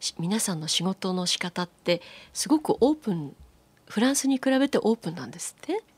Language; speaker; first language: Japanese; native; Japanese